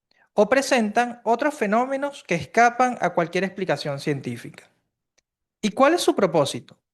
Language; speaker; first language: Spanish; native; Spanish